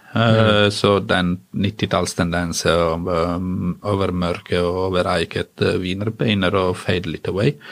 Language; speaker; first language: Norwegian; non-native, fluent; Italian